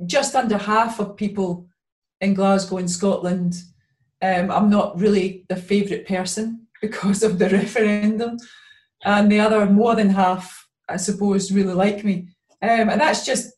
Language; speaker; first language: English; native; English